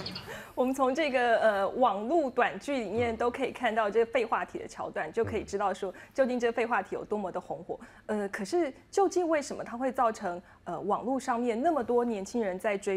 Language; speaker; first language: Chinese; native; Chinese